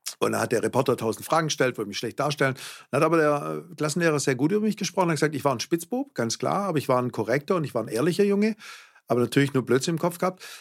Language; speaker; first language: German; native; German